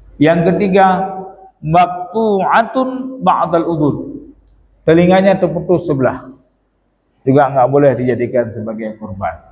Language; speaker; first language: Malay; non-native, local second language; Achinese